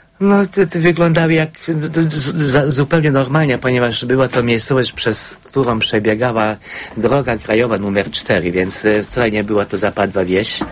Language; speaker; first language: Polish; non-native, fluent; Hungarian